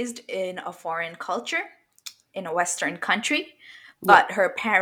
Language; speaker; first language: English; non-native, local second language; Bangla